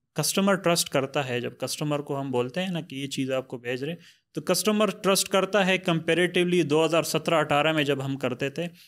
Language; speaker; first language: Urdu; non-native, local second language; Pashto